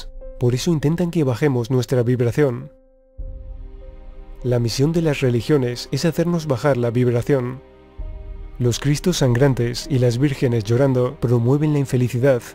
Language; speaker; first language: Spanish; native; Spanish